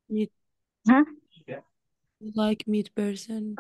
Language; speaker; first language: English; non-native, learner; Arabic